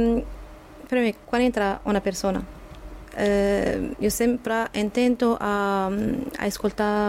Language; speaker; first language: Catalan; non-native, fluent; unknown